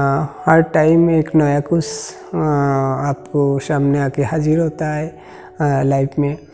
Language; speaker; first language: Hindi; non-native, local second language; Bangla